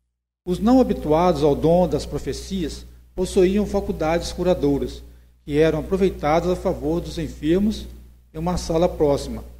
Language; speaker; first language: Portuguese; native; Portuguese